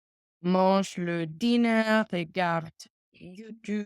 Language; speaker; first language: French; non-native, learner; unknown